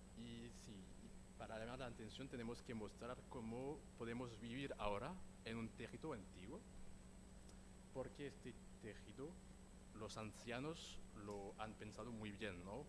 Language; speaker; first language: Spanish; non-native, fluent; French